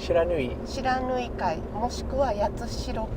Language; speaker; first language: Japanese; native; Japanese